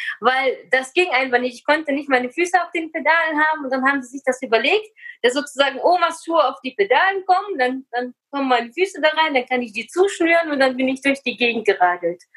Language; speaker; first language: German; early bilingual, other home language; Russian